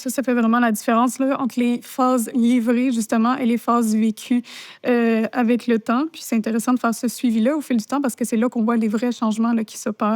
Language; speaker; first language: French; native; French